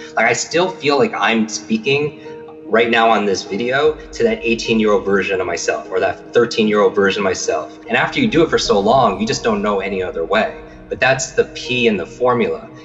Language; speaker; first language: English; native; English